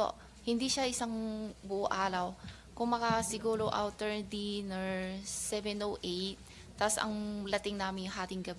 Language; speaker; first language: Filipino; non-native, learner; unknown